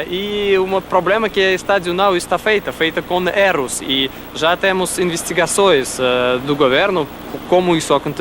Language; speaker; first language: Portuguese; non-native, learner; Russian